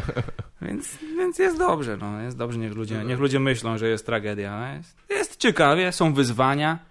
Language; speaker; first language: Polish; native; Polish